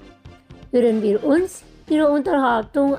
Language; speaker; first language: German; non-native, fluent; Indonesian